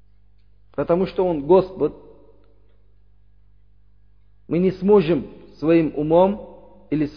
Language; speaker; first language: Russian; non-native, learner; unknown